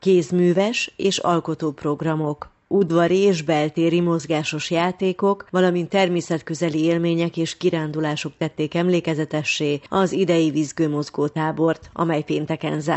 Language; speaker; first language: Hungarian; native; Hungarian